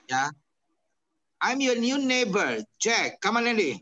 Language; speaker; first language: English; non-native, fluent; Indonesian